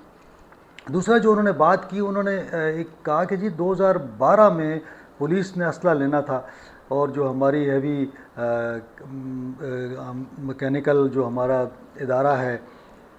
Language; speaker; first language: Urdu; native; Urdu